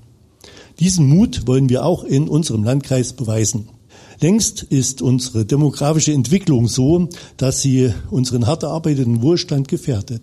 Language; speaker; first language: German; native; German